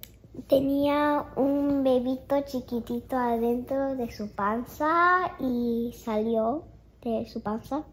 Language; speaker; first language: Spanish; early bilingual, heritage; Japanese